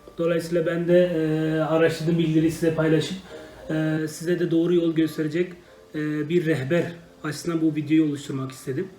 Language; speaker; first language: Turkish; non-native, fluent; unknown